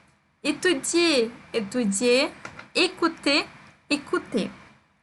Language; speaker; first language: French; non-native, fluent; Portuguese